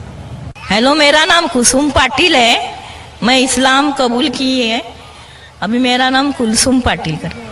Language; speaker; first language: Hindi; non-native, local second language; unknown